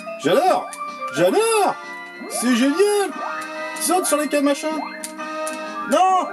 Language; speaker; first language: French; native; French